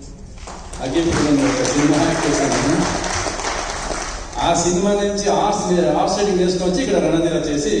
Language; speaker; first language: Telugu; non-native, local second language; Kannada